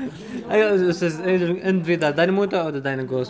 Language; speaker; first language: German; non-native, learner; Arabic